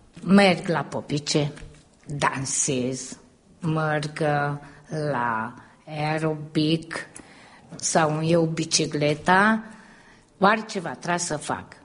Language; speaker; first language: Romanian; early bilingual, heritage; Romanian